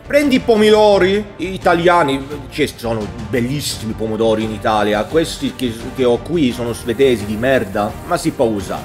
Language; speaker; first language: Italian; non-native, learner; Swedish